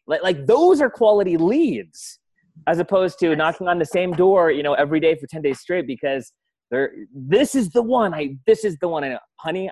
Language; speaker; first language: English; early bilingual, other home language; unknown